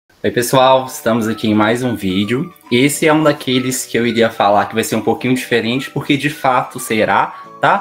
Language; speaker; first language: Portuguese; native; Portuguese